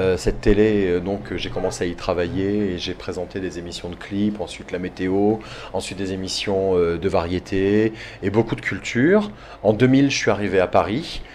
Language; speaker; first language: French; native; French